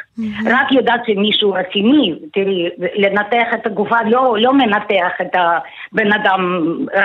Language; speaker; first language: Hebrew; non-native, fluent; Russian